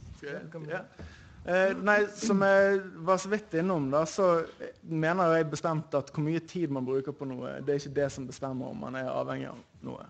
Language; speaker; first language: Norwegian; native; Norwegian